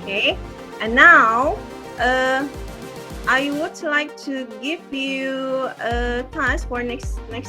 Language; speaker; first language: English; non-native, fluent; Indonesian